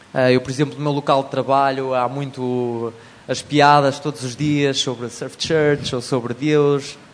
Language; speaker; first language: Portuguese; native; Portuguese